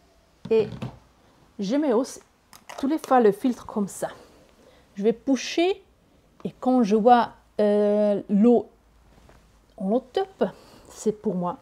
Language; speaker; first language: French; non-native, learner; Italian